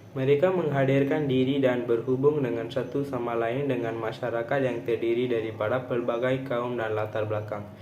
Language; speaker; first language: Malay; non-native, local second language; Tamil